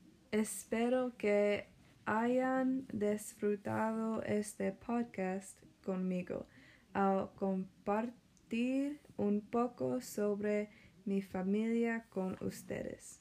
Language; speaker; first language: Spanish; early bilingual, other home language; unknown